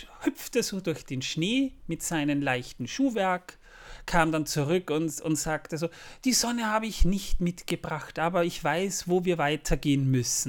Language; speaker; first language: German; native; German